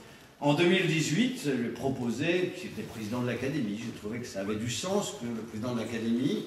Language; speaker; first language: French; native; French